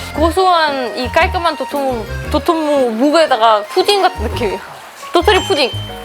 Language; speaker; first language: Korean; non-native, fluent; German